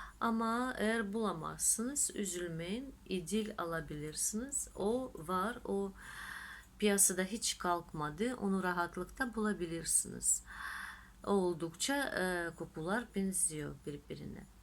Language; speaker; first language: Turkish; non-native, fluent; Russian